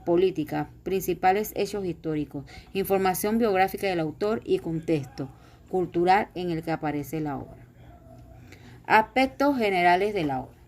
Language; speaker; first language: Spanish; native; Spanish